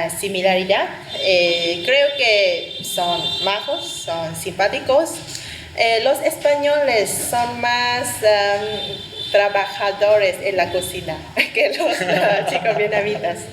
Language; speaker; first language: Spanish; non-native, fluent; Vietnamese